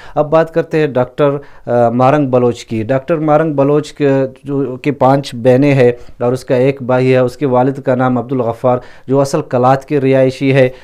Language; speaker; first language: Urdu; non-native, local second language; Baluchi